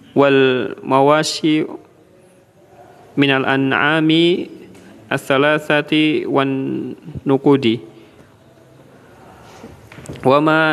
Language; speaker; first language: Arabic; non-native, learner; Indonesian